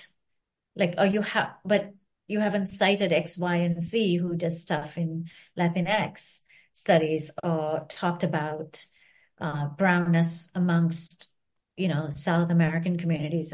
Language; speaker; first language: English; non-native, local second language; Sinhala